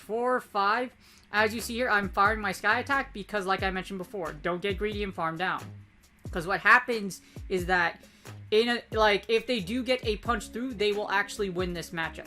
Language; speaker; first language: English; native; English